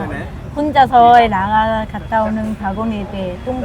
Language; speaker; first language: Korean; non-native, learner; Vietnamese